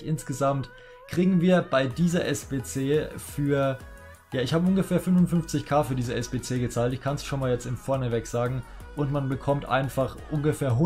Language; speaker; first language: German; native; German